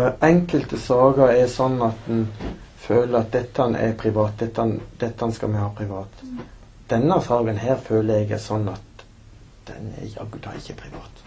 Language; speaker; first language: Norwegian; native; Norwegian